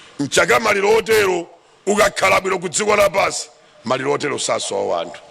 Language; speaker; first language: Nyanja; native; Nyanja